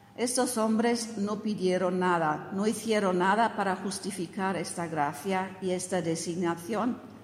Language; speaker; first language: Spanish; non-native, fluent; German